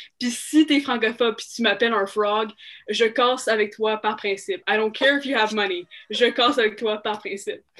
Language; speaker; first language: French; native; French